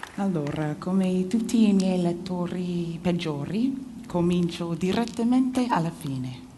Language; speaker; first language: Italian; non-native, fluent; English